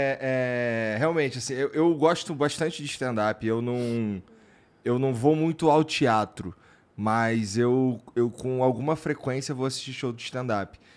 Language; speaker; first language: Portuguese; native; Portuguese